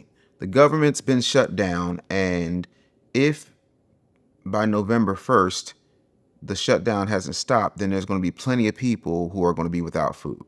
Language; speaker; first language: English; native; English